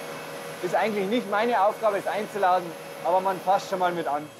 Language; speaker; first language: German; native; German